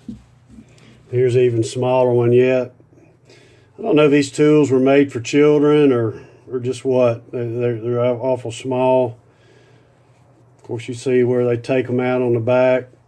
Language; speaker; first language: English; native; English